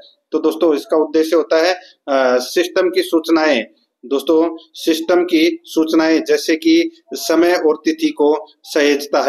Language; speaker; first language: Hindi; native; Hindi